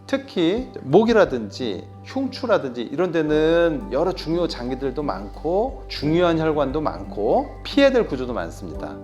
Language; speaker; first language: Korean; native; Korean